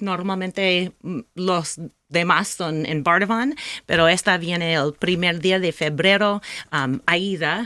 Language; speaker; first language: Spanish; non-native, learner; English